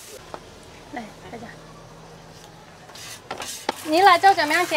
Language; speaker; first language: Chinese; non-native, fluent; Indonesian